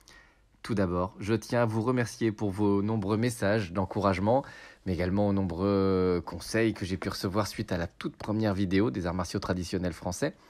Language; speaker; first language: French; native; French